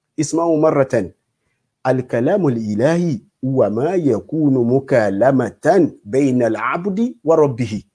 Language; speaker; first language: Arabic; non-native, fluent; Yoruba